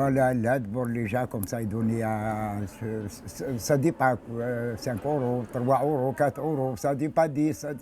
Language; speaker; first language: French; non-native, learner; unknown